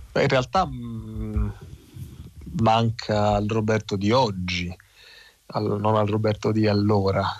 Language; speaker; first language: Italian; native; Italian